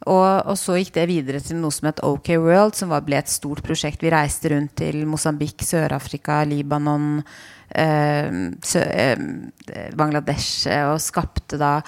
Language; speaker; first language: Norwegian; native; Norwegian